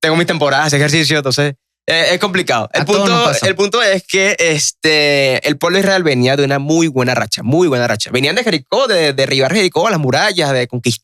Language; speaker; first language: Spanish; native; Spanish